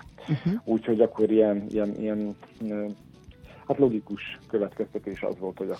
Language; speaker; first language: Hungarian; native; Hungarian